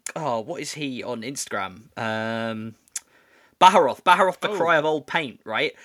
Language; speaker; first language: English; native; English